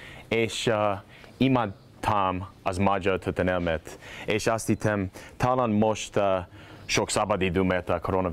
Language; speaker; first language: Hungarian; non-native, learner; English